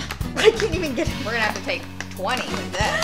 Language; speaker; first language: English; native; English